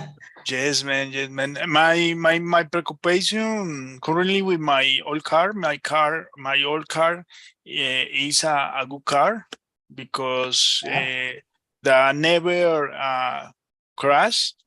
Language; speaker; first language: English; non-native, learner; Spanish